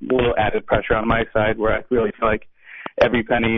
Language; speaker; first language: English; native; English